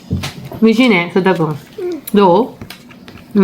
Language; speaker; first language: Japanese; non-native, fluent; Filipino